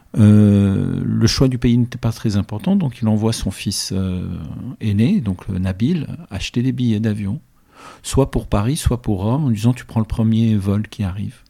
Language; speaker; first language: French; early bilingual, other home language; Arabic